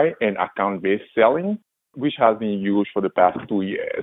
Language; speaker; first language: English; non-native, local second language; French